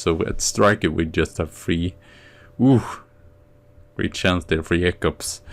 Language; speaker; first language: English; non-native, fluent; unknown